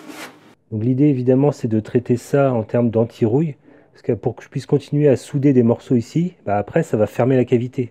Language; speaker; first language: French; native; French